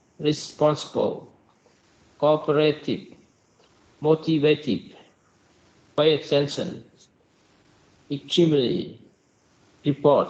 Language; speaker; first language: English; non-native, learner; Vietnamese